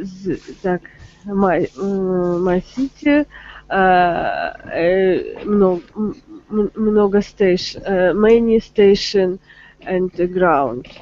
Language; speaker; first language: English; non-native, learner; Russian